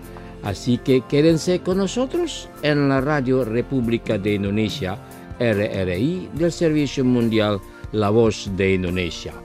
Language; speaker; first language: Spanish; non-native, fluent; Indonesian